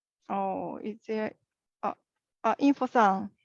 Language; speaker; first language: English; non-native, learner; Japanese